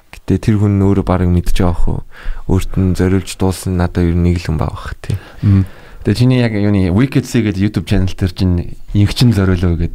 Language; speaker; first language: Mongolian; native; Mongolian